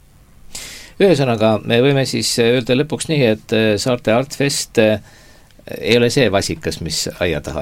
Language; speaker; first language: Estonian; native; Estonian